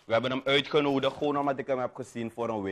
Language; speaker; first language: Dutch; native; Dutch